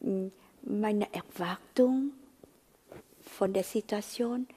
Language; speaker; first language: German; non-native, fluent; Vietnamese